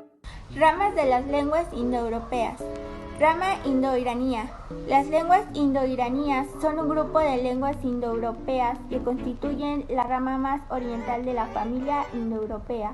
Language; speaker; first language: Spanish; native; Spanish